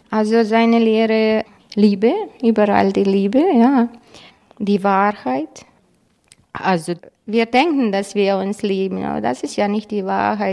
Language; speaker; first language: German; non-native, fluent; Croatian